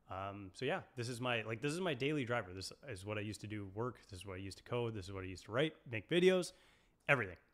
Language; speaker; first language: English; native; English